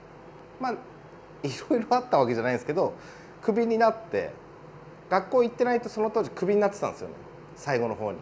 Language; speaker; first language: Japanese; native; Japanese